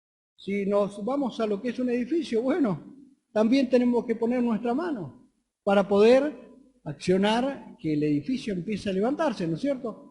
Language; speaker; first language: Spanish; native; Spanish